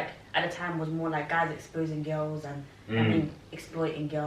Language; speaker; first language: English; native; English